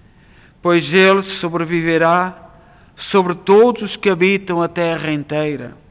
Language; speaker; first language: Portuguese; native; Portuguese